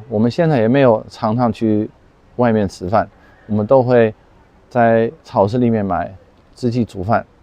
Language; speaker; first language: Chinese; non-native, fluent; Dutch